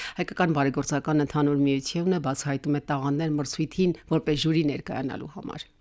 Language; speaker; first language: Armenian; native; Armenian